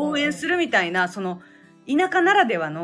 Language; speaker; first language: Japanese; native; Japanese